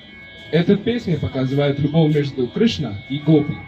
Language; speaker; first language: Russian; non-native, learner; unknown